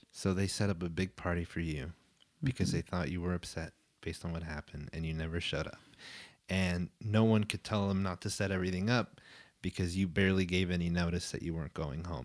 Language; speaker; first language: English; early bilingual, other home language; Spanish